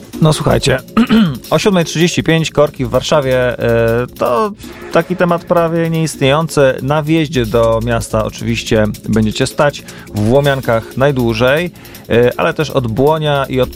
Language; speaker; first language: Polish; native; Polish